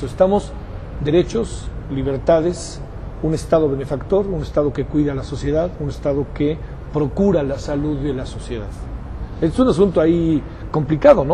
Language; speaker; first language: Spanish; native; Spanish